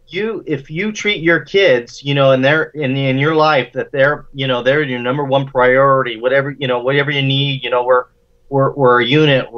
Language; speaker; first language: English; native; English